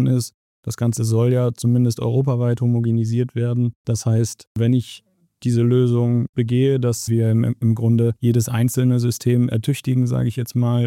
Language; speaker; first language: German; native; German